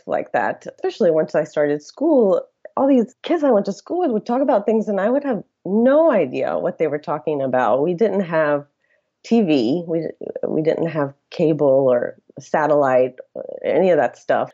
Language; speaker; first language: English; native; English